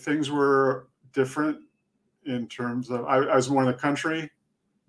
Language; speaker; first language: English; native; English